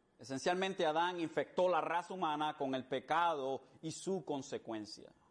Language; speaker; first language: Spanish; early bilingual, heritage; Spanish